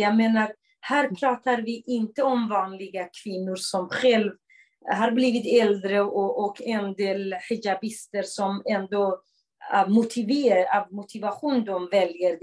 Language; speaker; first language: Swedish; non-native, fluent; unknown